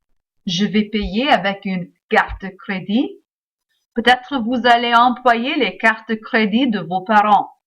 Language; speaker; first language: French; non-native, fluent; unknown